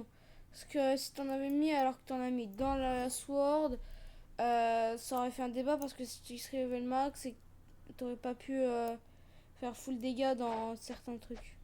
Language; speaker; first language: French; native; French